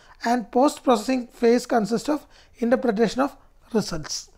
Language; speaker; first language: English; non-native, local second language; Malayalam